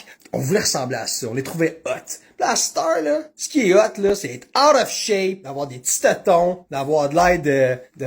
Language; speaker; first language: French; native; French